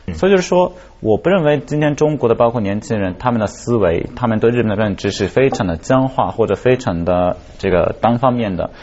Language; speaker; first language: Chinese; non-native, fluent; Japanese